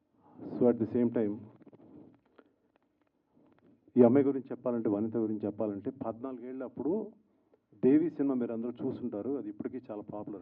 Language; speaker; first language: Telugu; native; Telugu